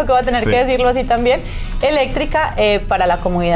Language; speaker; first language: Spanish; native; Spanish